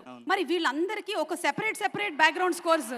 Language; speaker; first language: Telugu; native; Telugu